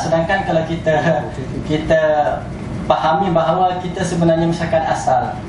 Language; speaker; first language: Malay; non-native, local second language; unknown